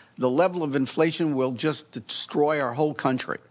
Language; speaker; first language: English; native; English